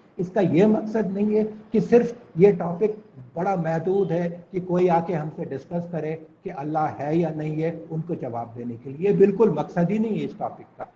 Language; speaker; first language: Urdu; non-native, local second language; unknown